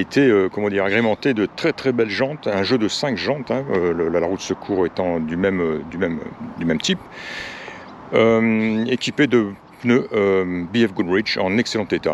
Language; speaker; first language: French; native; French